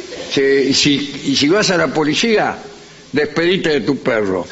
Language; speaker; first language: Spanish; native; Spanish